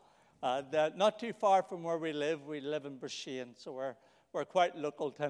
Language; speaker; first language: English; native; English